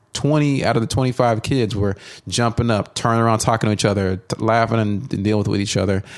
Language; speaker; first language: English; native; English